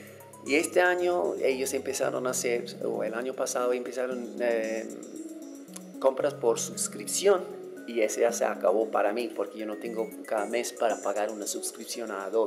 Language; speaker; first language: Spanish; non-native, fluent; English